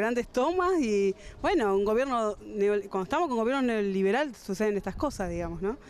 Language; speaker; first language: Spanish; native; Spanish